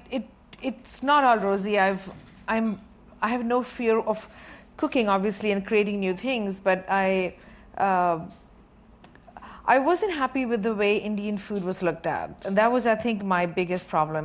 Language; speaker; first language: English; non-native, local second language; Sindhi